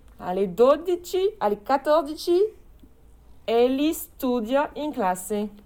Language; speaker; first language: Italian; non-native, learner; French